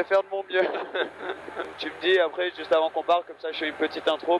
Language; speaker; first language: French; native; French